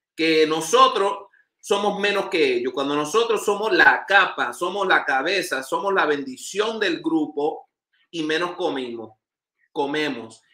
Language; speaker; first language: Spanish; early bilingual, heritage; Spanish